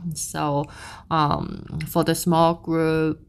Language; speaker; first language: English; non-native, local second language; Cantonese